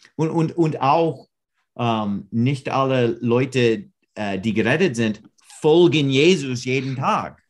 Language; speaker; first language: German; non-native, learner; English